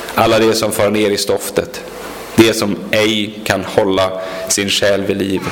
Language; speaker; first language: Swedish; native; Swedish